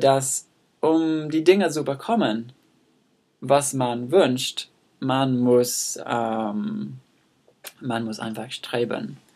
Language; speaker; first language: German; non-native, learner; English